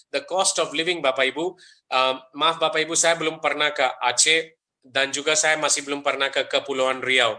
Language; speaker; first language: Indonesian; non-native, fluent; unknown